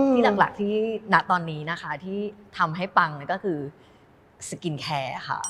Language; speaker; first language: Thai; native; Thai